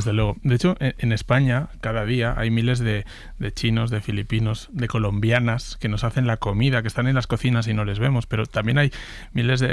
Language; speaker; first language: Spanish; native; Spanish